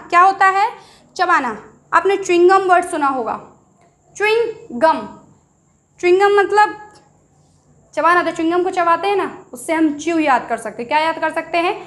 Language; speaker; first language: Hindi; native; Hindi